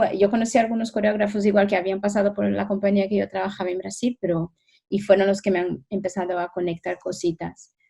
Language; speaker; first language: Spanish; non-native, fluent; Portuguese